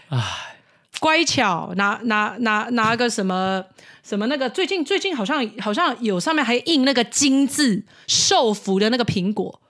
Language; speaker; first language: Chinese; native; Chinese